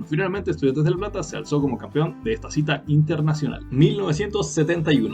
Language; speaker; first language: Spanish; native; Spanish